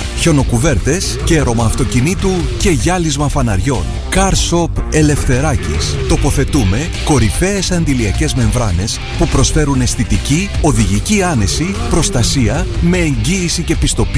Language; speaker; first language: Greek; native; Greek